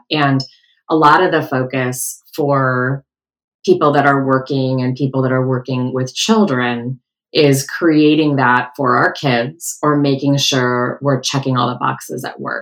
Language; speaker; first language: English; native; English